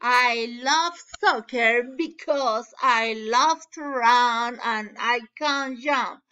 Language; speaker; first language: English; non-native, learner; Spanish